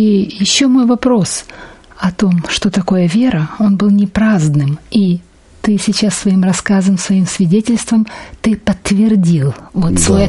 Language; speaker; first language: Russian; native; Russian